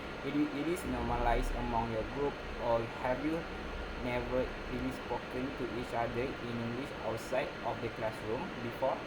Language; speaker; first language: English; non-native, local second language; Malay